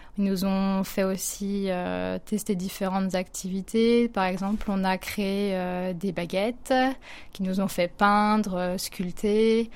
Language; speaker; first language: French; native; French